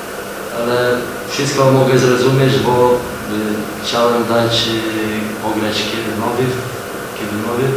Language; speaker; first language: Polish; non-native, fluent; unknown